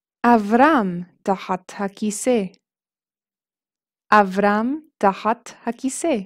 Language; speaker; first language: Hebrew; non-native, fluent; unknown